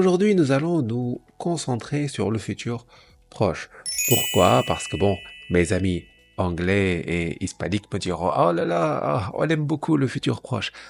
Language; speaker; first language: French; non-native, fluent; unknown